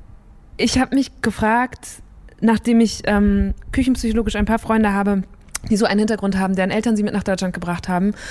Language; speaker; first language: German; native; German